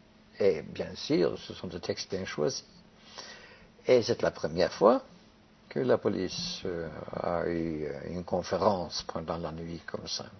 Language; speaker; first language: French; non-native, fluent; Norwegian